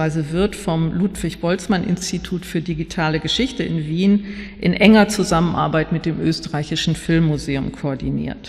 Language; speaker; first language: German; native; German